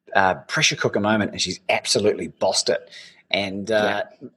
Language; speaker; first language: English; native; English